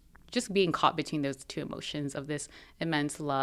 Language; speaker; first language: English; native; English